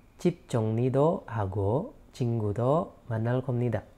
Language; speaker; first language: Korean; non-native, learner; Indonesian